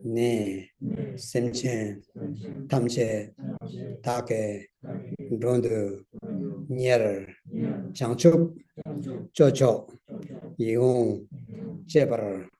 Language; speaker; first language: German; non-native, learner; Tibetan